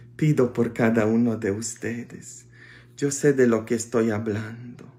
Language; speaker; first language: Spanish; non-native, fluent; Polish